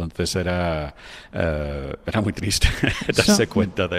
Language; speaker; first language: Spanish; non-native, fluent; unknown